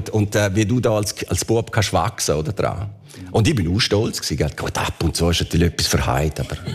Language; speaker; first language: German; early bilingual, other home language; Italian